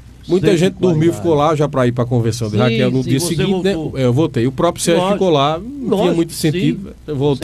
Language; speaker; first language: Portuguese; native; Portuguese